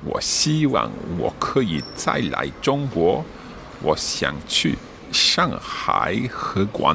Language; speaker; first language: Chinese; non-native, learner; English